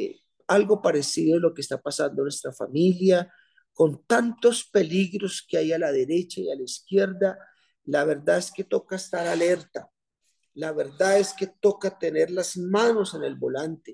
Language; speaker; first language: Spanish; native; Spanish